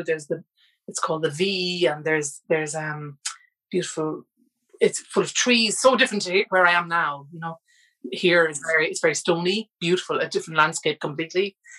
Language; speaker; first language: English; native; English